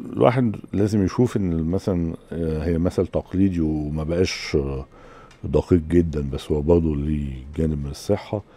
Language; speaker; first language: Arabic; native; Arabic